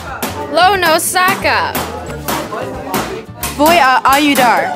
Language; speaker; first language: Spanish; non-native, learner; English